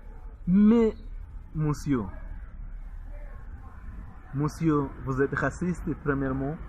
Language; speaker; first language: French; non-native, learner; Portuguese